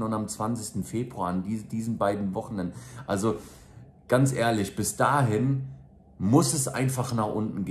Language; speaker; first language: German; native; German